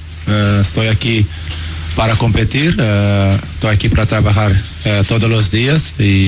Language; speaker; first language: Spanish; non-native, learner; Portuguese